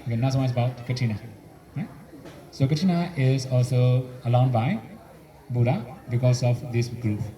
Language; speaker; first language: English; non-native, fluent; Burmese